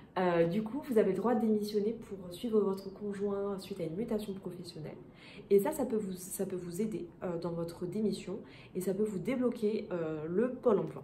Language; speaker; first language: French; native; French